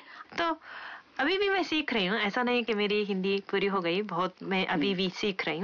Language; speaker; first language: Hindi; non-native, fluent; Japanese